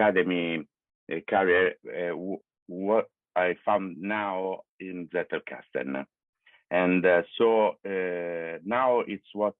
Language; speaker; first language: English; non-native, learner; Italian